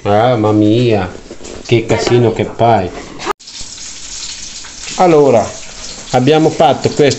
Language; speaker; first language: Italian; non-native, learner; Filipino